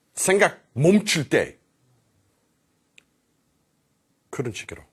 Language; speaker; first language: Korean; non-native, fluent; English